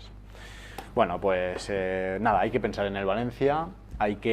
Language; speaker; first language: Spanish; native; Spanish